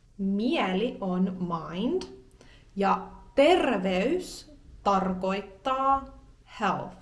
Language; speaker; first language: Finnish; native; Finnish